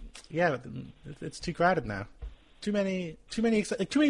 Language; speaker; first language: English; native; English